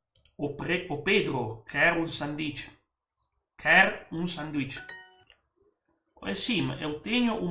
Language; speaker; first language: Portuguese; non-native, learner; Italian